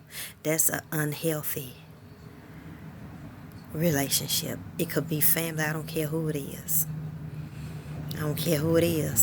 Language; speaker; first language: English; native; English